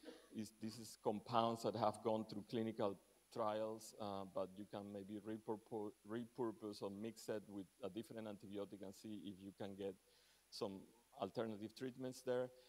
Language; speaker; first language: English; non-native, fluent; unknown